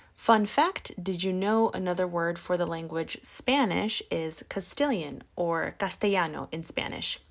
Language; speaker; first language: English; early bilingual, other home language; Spanish